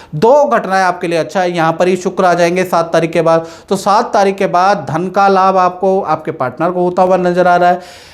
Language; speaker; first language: Hindi; native; Hindi